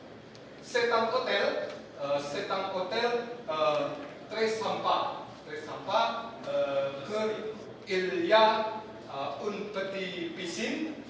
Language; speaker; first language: French; non-native, learner; Indonesian